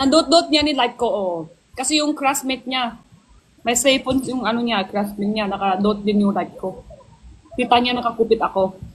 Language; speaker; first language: Filipino; non-native, learner; Chinese